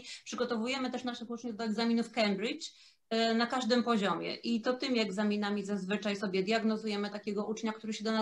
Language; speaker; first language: Polish; native; Polish